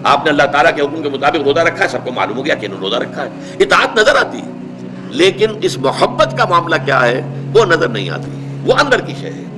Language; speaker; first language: Urdu; native; Urdu